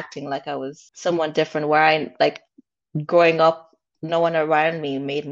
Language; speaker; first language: English; native; English